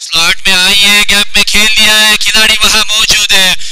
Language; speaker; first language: Hindi; non-native, local second language; Marathi